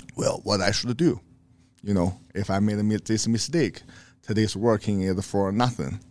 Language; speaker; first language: English; non-native, learner; Chinese